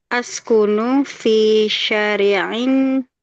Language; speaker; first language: Arabic; non-native, learner; Indonesian